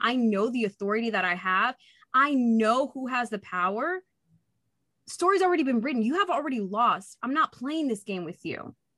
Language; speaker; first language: English; early bilingual, other home language; Spanish